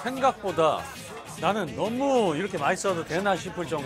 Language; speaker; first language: Korean; native; Korean